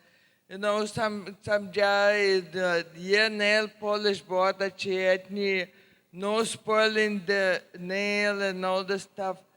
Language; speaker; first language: Hindi; non-native, learner; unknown